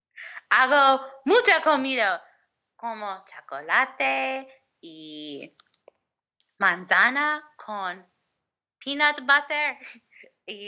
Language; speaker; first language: Spanish; non-native, learner; English